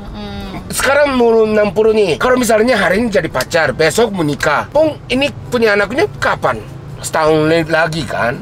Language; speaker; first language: Indonesian; non-native, fluent; Japanese